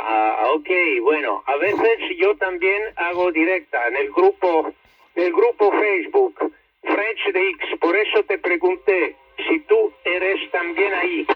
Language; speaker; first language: Spanish; non-native, fluent; Italian